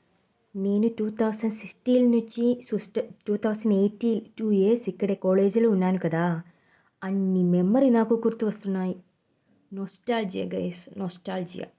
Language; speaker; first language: Telugu; non-native, learner; Malayalam